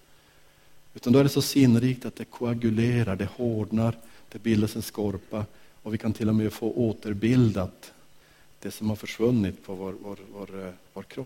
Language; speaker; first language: Swedish; native; Swedish